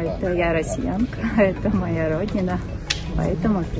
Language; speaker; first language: Russian; native; Russian